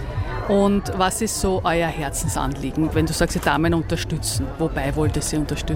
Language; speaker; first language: German; native; German